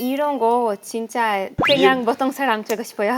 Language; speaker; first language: Korean; non-native, fluent; Hebrew